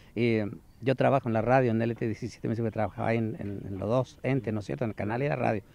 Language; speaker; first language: Spanish; native; Spanish